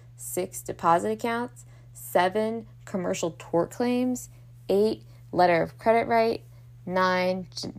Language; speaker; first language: English; native; English